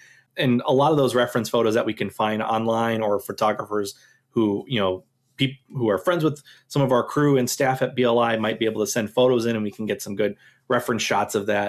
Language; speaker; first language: English; native; English